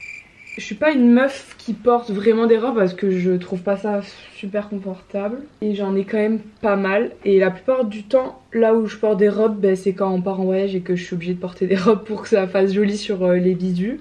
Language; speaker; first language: French; native; French